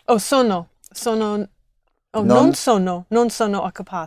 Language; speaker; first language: Italian; non-native, learner; English